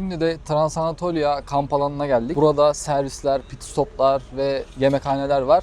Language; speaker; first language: Turkish; native; Turkish